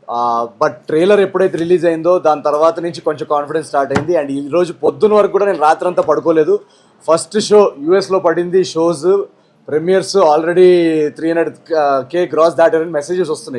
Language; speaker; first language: Telugu; native; Telugu